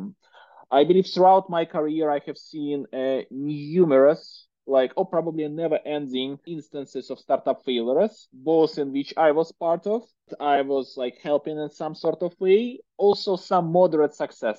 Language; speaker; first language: English; non-native, fluent; Russian